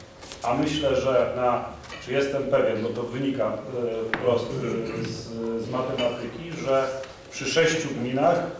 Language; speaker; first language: Polish; native; Polish